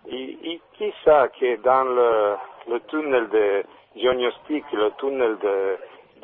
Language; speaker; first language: French; non-native, learner; Italian